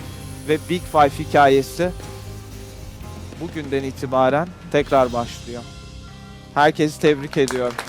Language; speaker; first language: Turkish; native; Turkish